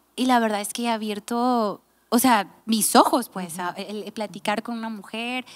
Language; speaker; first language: Spanish; native; Spanish